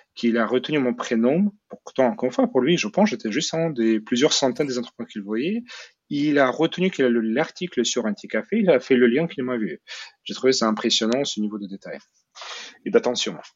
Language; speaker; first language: French; non-native, fluent; Ukrainian